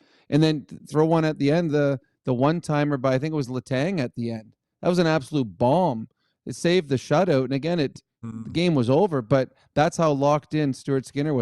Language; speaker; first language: English; native; English